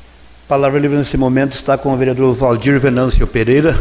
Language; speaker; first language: Portuguese; native; Portuguese